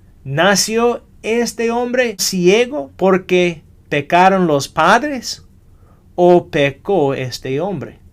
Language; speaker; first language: Spanish; non-native, fluent; English